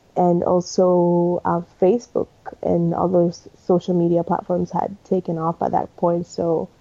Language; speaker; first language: English; early bilingual, other home language; Spanish